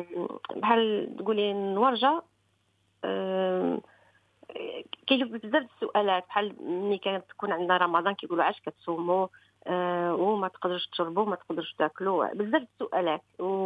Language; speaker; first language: Arabic; early bilingual, heritage; Arabic